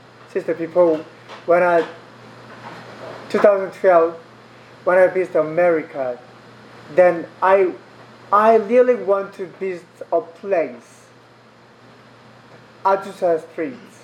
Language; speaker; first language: English; non-native, learner; Korean